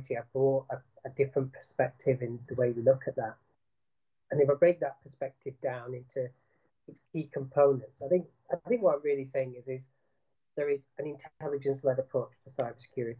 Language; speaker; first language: English; native; English